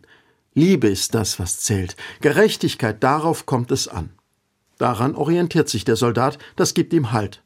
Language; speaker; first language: German; native; German